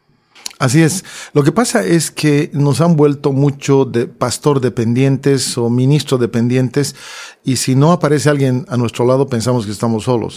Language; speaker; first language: Spanish; native; Spanish